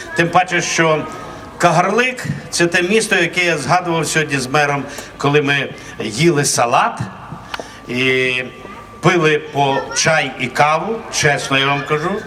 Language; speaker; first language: Ukrainian; native; Ukrainian